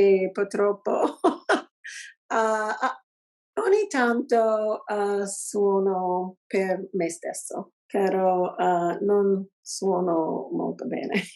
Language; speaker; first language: Italian; non-native, learner; English